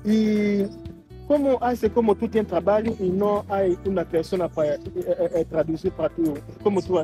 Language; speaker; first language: Portuguese; non-native, learner; French